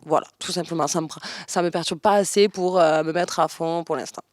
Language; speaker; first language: French; native; French